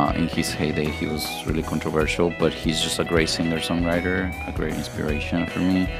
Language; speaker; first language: English; non-native, fluent; Spanish